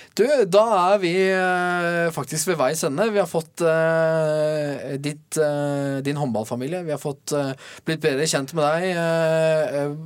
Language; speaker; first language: Norwegian; native; Norwegian